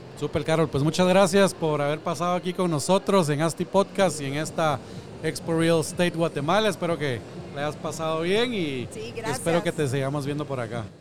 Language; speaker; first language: Spanish; native; Spanish